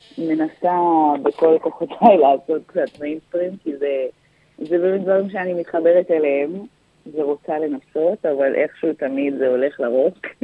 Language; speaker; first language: Hebrew; early bilingual, other home language; Russian